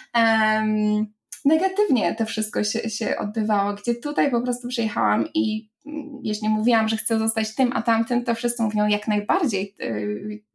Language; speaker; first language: Polish; native; Polish